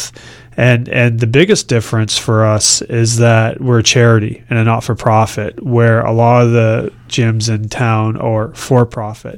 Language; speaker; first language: English; native; English